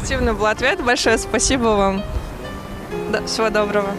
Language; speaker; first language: Russian; native; Russian